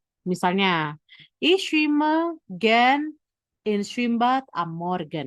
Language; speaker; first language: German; non-native, learner; Indonesian